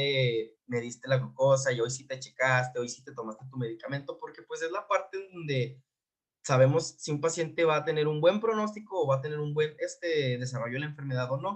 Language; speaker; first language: Spanish; native; Spanish